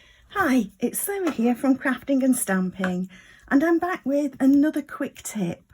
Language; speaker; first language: English; native; English